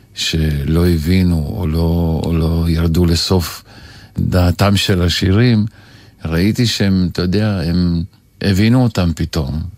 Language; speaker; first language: Hebrew; early bilingual, other home language; Polish